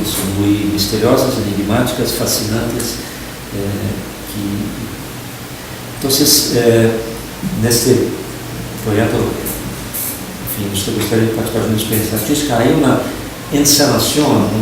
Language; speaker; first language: Spanish; non-native, fluent; Portuguese